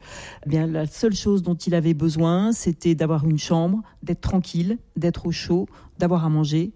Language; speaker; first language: French; native; French